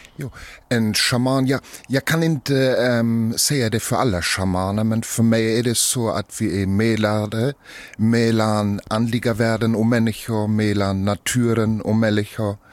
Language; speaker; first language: Swedish; non-native, fluent; German